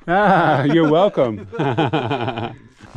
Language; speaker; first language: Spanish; non-native, learner; English